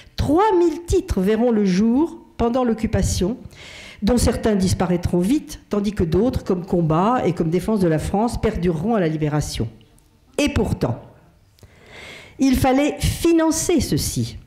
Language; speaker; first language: French; native; French